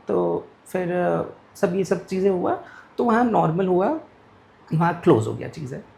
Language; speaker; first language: Hindi; non-native, local second language; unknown